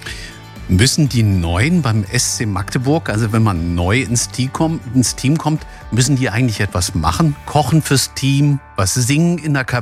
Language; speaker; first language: German; native; German